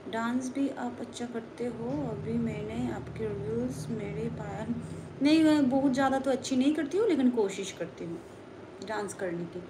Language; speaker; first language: Hindi; non-native, local second language; Bangla